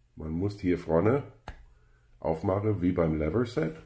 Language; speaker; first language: German; non-native, fluent; English